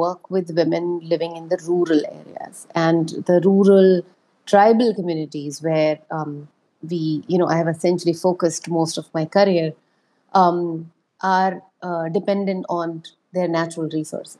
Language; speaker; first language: English; non-native, local second language; Hindi